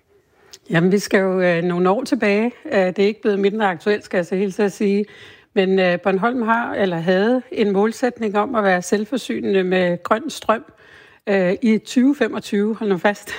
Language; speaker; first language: Danish; native; Danish